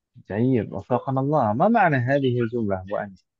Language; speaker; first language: Arabic; non-native, fluent; Indonesian